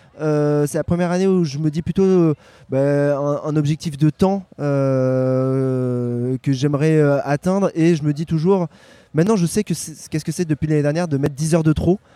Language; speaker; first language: French; native; French